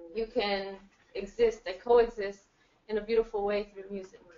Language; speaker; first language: English; native; English